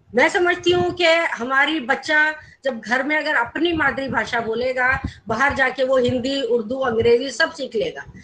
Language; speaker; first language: Urdu; non-native, local second language; Gujarati